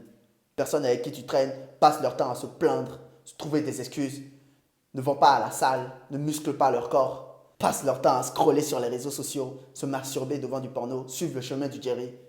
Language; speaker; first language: French; non-native, local second language; Ewe